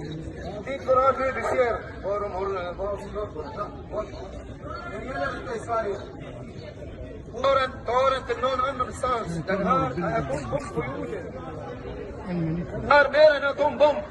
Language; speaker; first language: Swedish; non-native, learner; Tajik